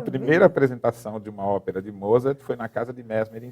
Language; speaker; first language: Portuguese; native; Portuguese